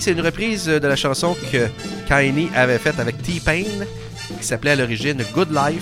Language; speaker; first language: French; native; French